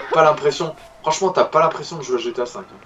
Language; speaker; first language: French; native; French